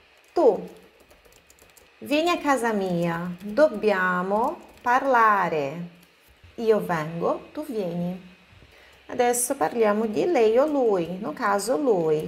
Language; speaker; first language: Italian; non-native, fluent; Portuguese